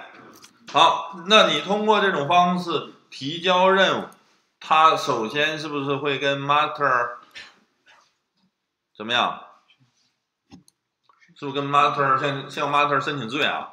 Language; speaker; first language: Chinese; native; Chinese